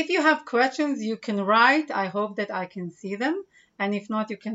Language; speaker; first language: English; non-native, fluent; Hebrew